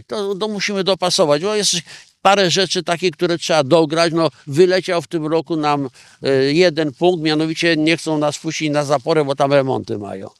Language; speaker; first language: Polish; native; Polish